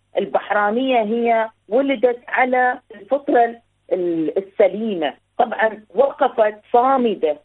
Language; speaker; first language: Arabic; native; Arabic